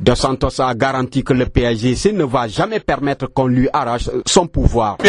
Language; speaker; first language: French; non-native, fluent; Portuguese